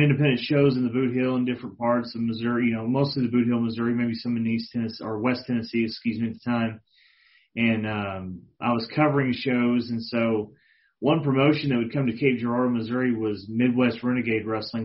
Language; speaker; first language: English; native; English